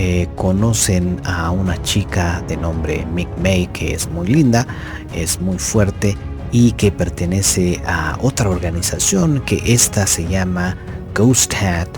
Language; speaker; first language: Spanish; native; Spanish